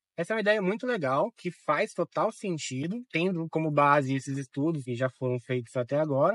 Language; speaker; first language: Portuguese; native; Portuguese